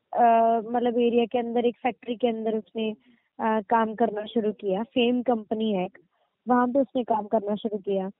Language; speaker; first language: Hindi; native; Hindi